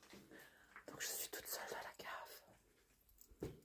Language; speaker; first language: French; native; French